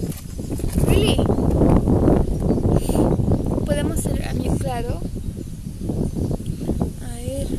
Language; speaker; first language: Spanish; non-native, fluent; Bulgarian